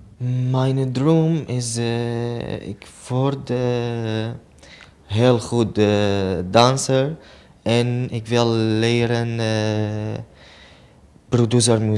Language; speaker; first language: Dutch; non-native, learner; Arabic